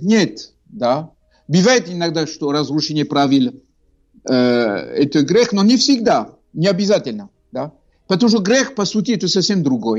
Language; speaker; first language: Russian; non-native, fluent; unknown